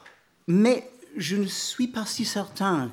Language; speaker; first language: French; non-native, fluent; English